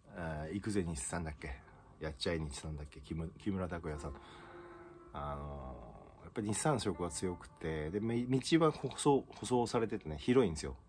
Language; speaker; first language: Japanese; native; Japanese